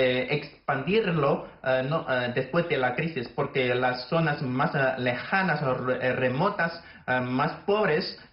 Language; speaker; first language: Spanish; non-native, fluent; Chinese